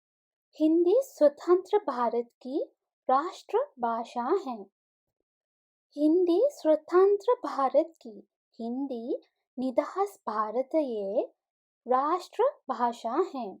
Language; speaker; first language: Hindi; non-native, fluent; Sinhala